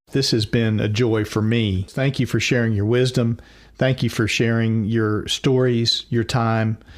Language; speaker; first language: English; native; English